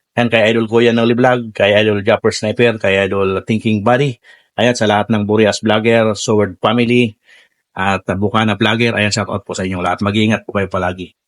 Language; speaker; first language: Filipino; non-native, local second language; Bikol